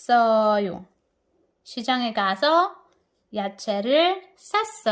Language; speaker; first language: Korean; non-native, fluent; Filipino